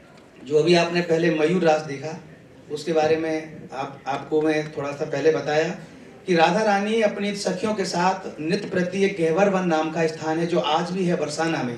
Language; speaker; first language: Hindi; native; Hindi